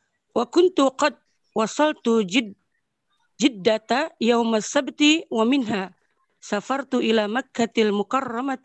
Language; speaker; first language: Arabic; non-native, learner; Indonesian